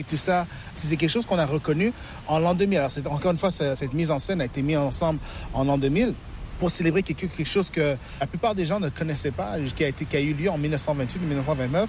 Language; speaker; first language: French; native; French